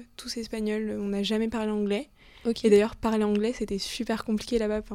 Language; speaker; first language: French; native; French